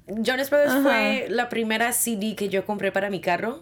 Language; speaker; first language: Spanish; early bilingual, heritage; Spanish